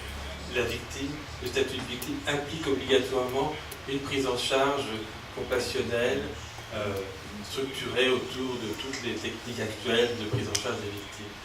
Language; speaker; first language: French; native; French